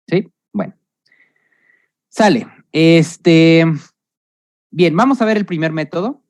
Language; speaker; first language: Spanish; native; Spanish